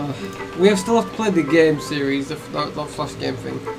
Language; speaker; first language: English; native; English